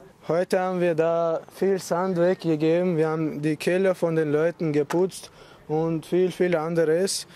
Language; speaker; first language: German; early bilingual, other home language; Chechen